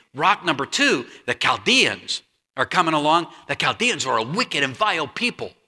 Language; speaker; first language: English; native; English